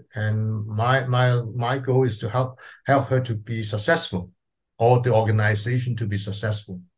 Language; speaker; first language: English; non-native, local second language; Cantonese